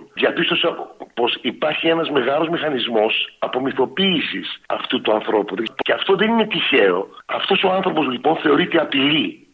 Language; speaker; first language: Greek; early bilingual, heritage; Greek